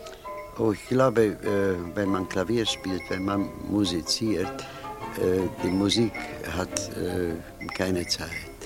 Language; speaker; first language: German; non-native, fluent; Hungarian